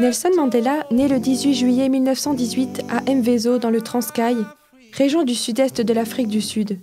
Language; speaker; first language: French; native; French